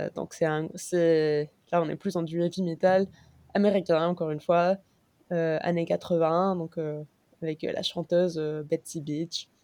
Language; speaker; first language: French; non-native, fluent; Spanish